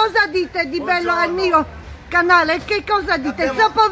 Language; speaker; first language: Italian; non-native, fluent; Polish